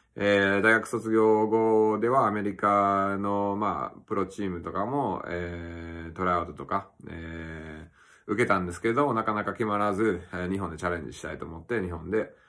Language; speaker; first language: Japanese; early bilingual, other home language; English